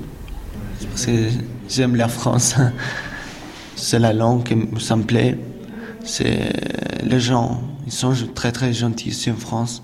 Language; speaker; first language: French; non-native, learner; Albanian